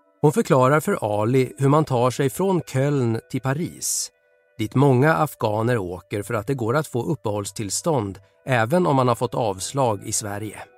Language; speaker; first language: Swedish; native; Swedish